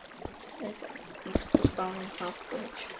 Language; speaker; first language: Bulgarian; native; Bulgarian